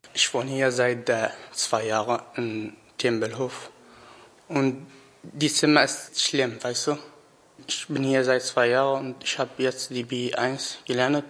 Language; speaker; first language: German; non-native, learner; Arabic